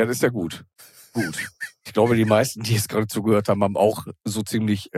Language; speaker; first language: German; native; German